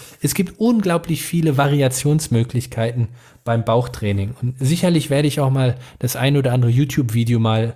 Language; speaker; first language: German; native; German